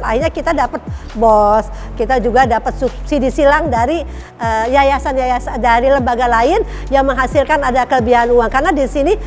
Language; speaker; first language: Indonesian; native; Indonesian